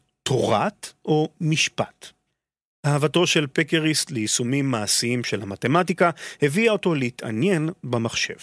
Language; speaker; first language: Hebrew; native; Hebrew